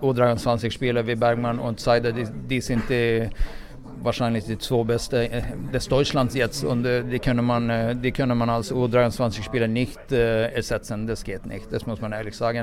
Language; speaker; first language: German; non-native, fluent; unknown